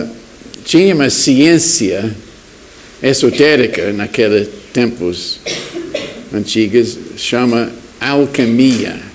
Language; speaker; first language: Portuguese; non-native, fluent; English